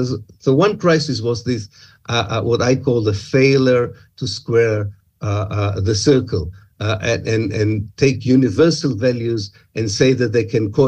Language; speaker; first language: English; non-native, fluent; Hebrew